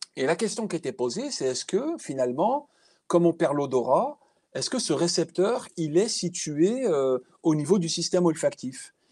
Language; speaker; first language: French; native; French